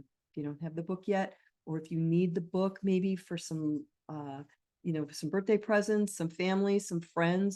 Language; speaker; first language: English; native; English